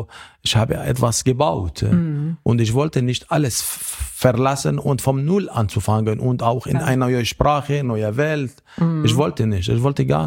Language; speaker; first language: German; non-native, learner; Arabic